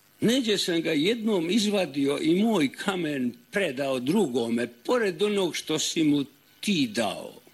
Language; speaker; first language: Serbian; native; Serbian